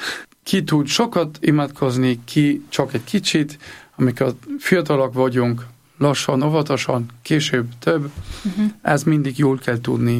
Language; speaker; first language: Hungarian; non-native, learner; German